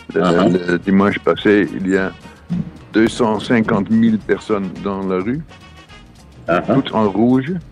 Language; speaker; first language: French; non-native, fluent; Dutch